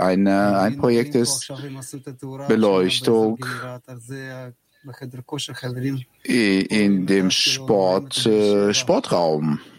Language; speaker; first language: German; non-native, fluent; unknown